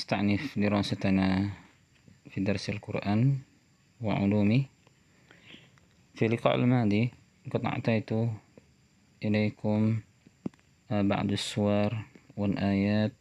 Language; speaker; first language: Arabic; non-native, fluent; Indonesian